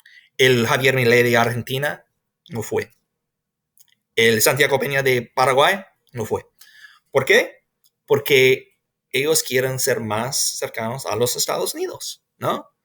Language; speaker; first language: Spanish; non-native, fluent; English